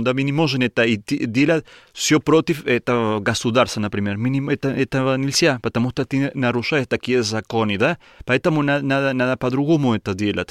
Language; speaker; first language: Russian; non-native, learner; Spanish